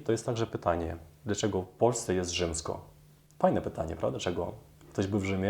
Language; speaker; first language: Polish; non-native, fluent; Ukrainian